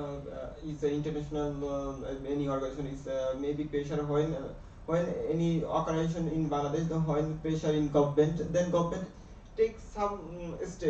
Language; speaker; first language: English; non-native, learner; Bangla